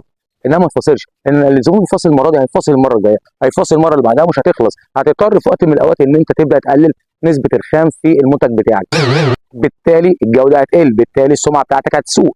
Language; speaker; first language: Arabic; native; Arabic